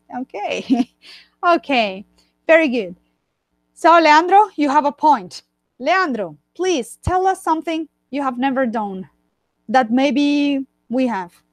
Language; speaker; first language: English; non-native, fluent; Spanish